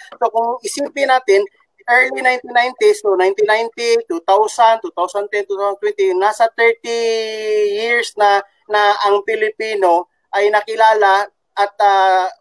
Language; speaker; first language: Filipino; non-native, local second language; Cebuano